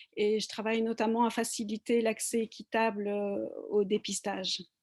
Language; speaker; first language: French; native; French